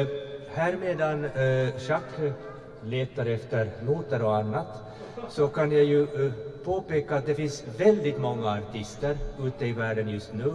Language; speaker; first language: Swedish; native; Swedish